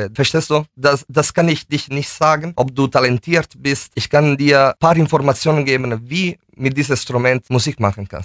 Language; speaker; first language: German; non-native, fluent; Italian